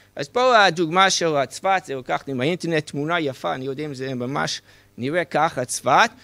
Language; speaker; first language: Hebrew; non-native, fluent; English